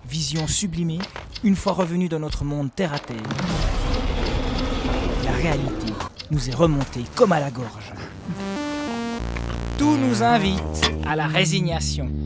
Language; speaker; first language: French; native; French